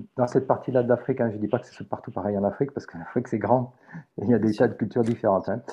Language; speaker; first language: French; native; French